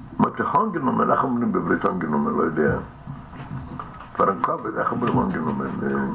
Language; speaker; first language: Hebrew; non-native, fluent; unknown